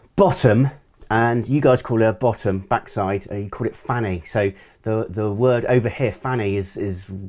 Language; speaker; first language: English; native; English